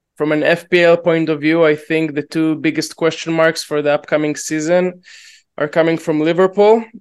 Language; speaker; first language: English; non-native, fluent; Hebrew